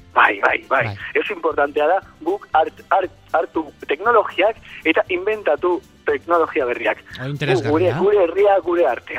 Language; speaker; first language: Basque; non-native, learner; Spanish